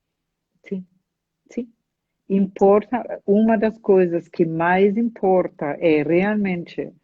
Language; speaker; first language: Portuguese; non-native, fluent; German